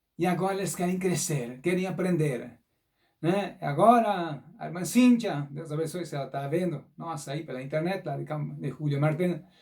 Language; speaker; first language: Portuguese; non-native, fluent; German